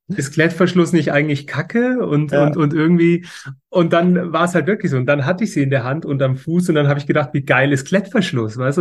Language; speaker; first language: German; native; German